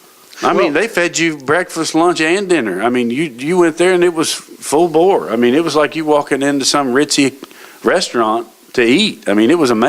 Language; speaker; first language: English; native; English